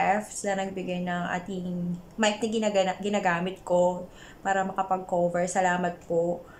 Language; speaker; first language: Filipino; non-native, local second language; Iloko